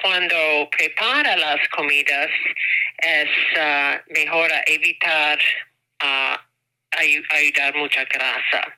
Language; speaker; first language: Spanish; non-native, learner; English